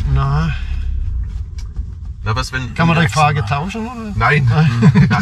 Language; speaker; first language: German; native; German